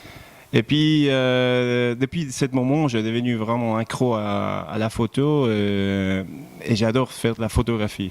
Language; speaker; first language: French; non-native, fluent; Spanish